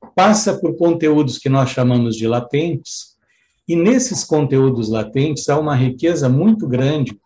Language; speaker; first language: Portuguese; native; Portuguese